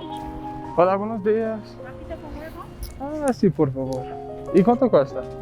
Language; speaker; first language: Spanish; non-native, learner; English